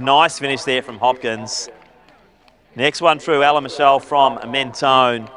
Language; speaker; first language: English; native; English